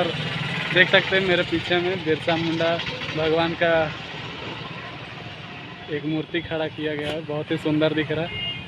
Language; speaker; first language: Hindi; native; Hindi